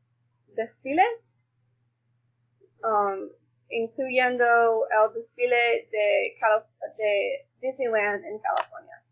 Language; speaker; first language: Spanish; non-native, learner; English